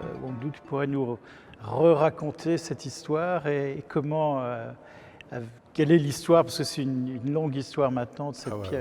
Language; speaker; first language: French; native; French